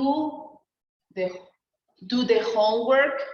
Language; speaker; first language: English; non-native, learner; Spanish